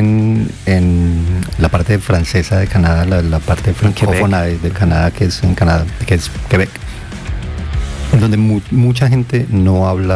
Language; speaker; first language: Spanish; non-native, fluent; English